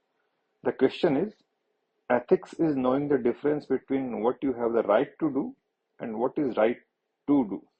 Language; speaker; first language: English; non-native, local second language; Hindi